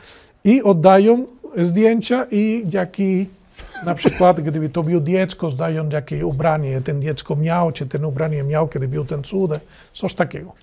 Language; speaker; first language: Polish; non-native, learner; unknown